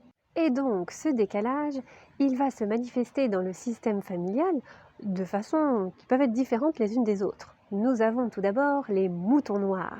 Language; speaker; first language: French; native; French